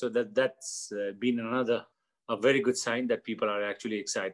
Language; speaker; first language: English; non-native, local second language; Nepali